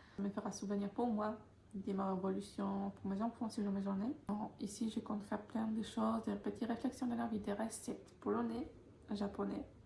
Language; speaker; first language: French; non-native, fluent; Polish